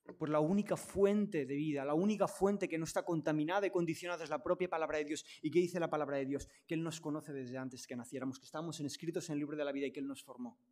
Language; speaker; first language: Spanish; non-native, local second language; Catalan